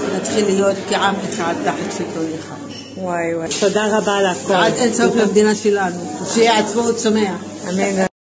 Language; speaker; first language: Hebrew; non-native, local second language; Arabic